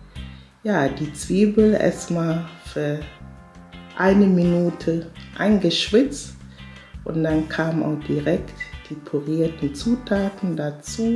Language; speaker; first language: German; non-native, fluent; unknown